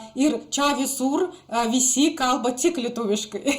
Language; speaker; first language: Lithuanian; non-native, learner; Russian